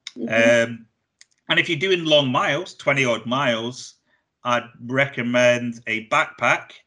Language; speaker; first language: English; native; English